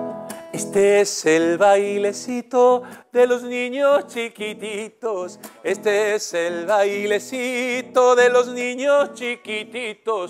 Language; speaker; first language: Spanish; native; Spanish